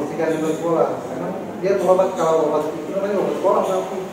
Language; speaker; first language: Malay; non-native, local second language; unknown